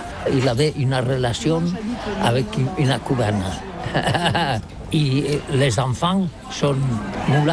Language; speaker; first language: French; non-native, learner; Catalan